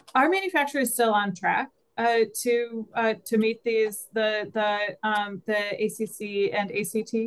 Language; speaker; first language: English; native; English